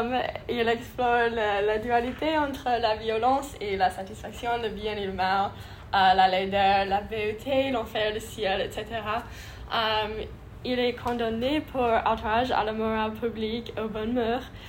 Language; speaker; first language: French; non-native, learner; English